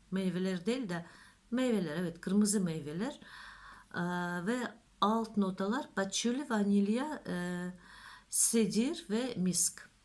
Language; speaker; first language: Turkish; non-native, learner; Russian